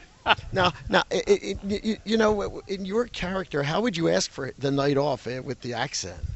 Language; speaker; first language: English; native; English